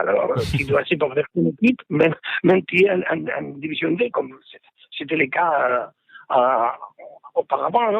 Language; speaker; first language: French; non-native, fluent; Spanish